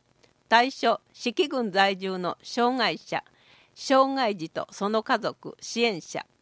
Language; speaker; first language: Japanese; native; Japanese